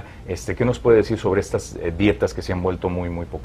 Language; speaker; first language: Spanish; native; Spanish